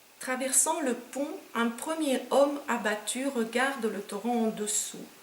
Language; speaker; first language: French; non-native, fluent; Romanian